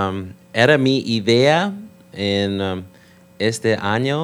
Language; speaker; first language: Spanish; non-native, learner; English